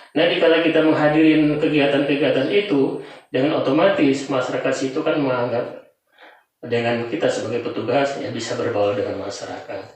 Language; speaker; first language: Indonesian; non-native, local second language; Javanese